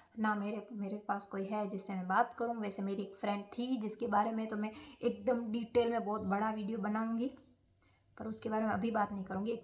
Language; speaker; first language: Hindi; non-native, local second language; Gujarati